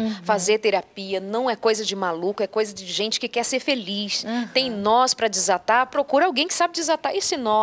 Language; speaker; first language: Portuguese; native; Portuguese